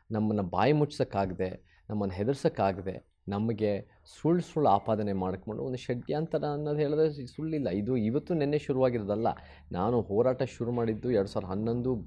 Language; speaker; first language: Kannada; early bilingual, heritage; Kannada